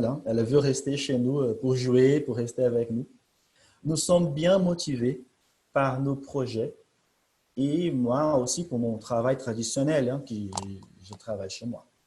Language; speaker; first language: French; non-native, fluent; Portuguese